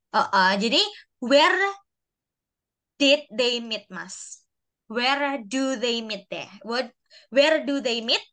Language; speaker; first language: English; non-native, fluent; Indonesian